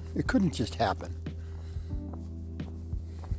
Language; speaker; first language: English; native; English